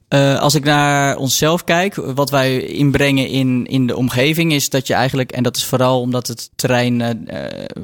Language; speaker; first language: Dutch; native; Dutch